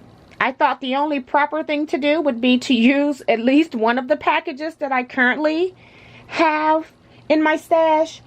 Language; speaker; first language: English; native; English